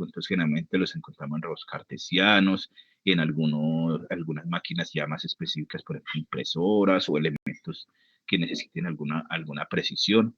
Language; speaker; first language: Spanish; native; Spanish